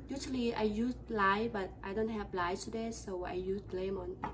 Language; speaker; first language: English; non-native, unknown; Thai